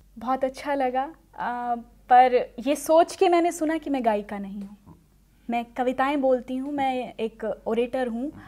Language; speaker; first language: Hindi; native; Hindi